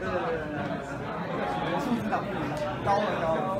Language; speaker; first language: Chinese; native; Chinese